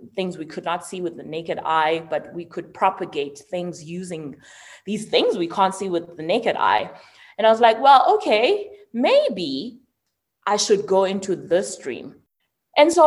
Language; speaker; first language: English; non-native, local second language; Xhosa